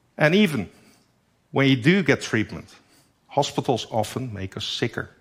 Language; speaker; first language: English; non-native, fluent; Dutch